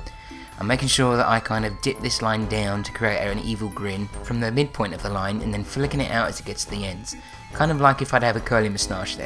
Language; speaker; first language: English; native; English